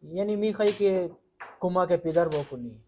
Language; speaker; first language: Persian; non-native, learner; Urdu